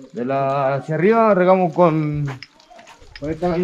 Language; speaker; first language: Spanish; native; Spanish